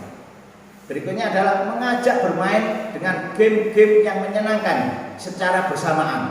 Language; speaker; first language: Indonesian; native; Indonesian